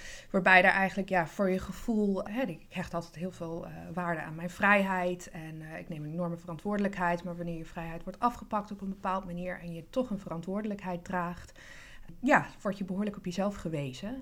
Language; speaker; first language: Dutch; non-native, fluent; English